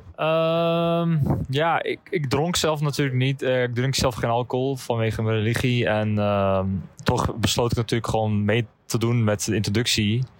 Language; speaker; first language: Dutch; early bilingual, other home language; Turkish